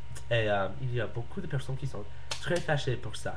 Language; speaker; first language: French; non-native, learner; English